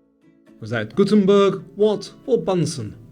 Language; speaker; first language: English; native; English